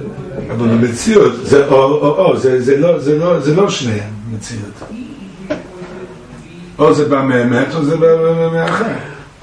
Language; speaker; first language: Hebrew; non-native, fluent; English